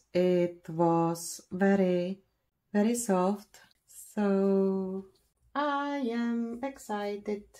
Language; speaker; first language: English; non-native, fluent; Czech